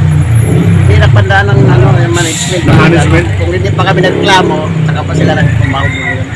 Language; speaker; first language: Filipino; native; Filipino